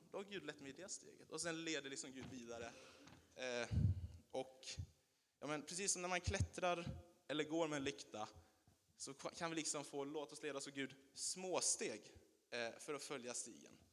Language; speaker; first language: Swedish; native; Swedish